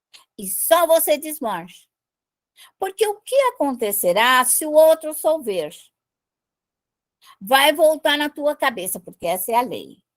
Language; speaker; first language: Portuguese; native; Portuguese